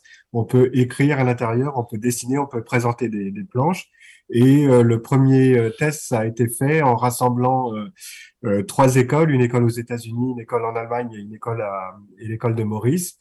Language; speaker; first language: French; native; French